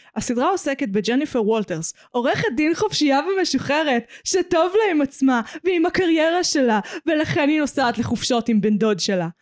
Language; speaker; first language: Hebrew; native; Hebrew